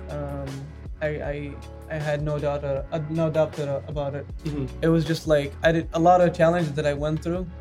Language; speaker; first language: English; non-native, fluent; Arabic